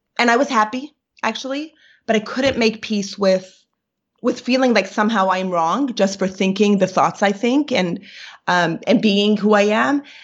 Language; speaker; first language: English; native; English